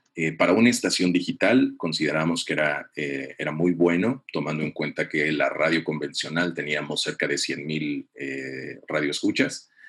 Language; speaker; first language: Spanish; native; Spanish